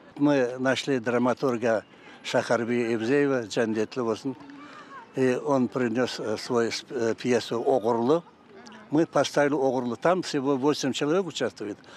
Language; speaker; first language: Russian; non-native, local second language; Karachay-Balkar